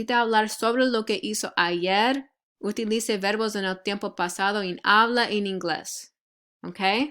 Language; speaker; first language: Spanish; non-native, fluent; English